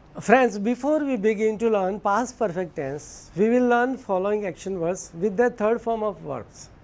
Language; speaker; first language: English; non-native, local second language; Gujarati